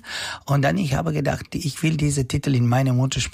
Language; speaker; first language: German; non-native, local second language; Italian